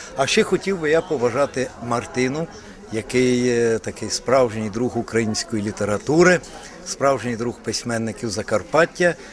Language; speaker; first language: Ukrainian; native; Ukrainian